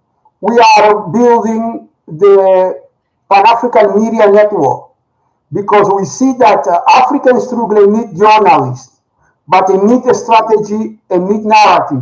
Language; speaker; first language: English; non-native, learner; Spanish